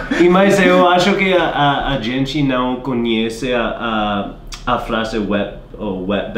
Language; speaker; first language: Portuguese; non-native, learner; English